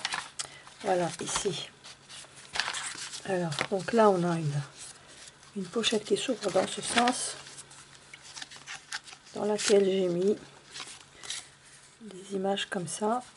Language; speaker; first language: French; native; French